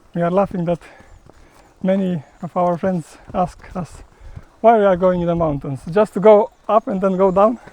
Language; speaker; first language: English; non-native, fluent; Romanian